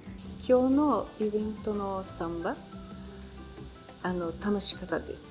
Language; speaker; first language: Japanese; non-native, learner; Portuguese